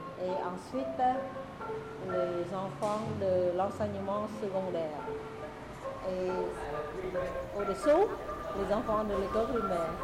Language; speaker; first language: French; non-native, learner; Khmer